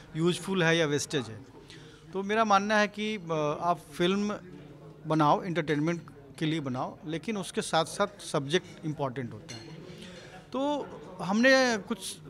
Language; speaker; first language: Hindi; native; Hindi